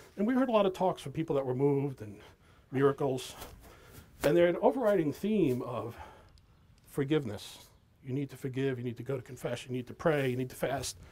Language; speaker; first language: English; native; English